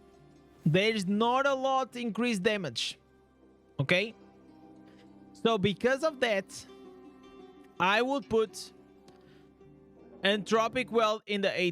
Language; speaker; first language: English; non-native, fluent; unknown